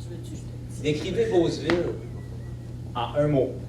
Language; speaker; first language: French; native; French